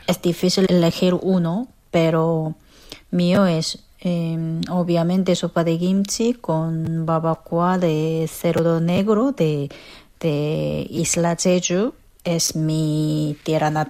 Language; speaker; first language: Spanish; non-native, learner; Korean